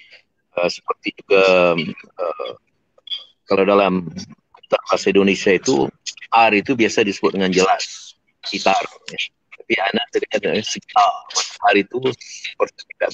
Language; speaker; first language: Malay; native; Malay